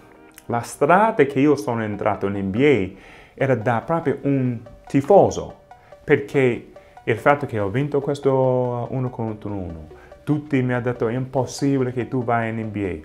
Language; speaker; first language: Italian; non-native, fluent; English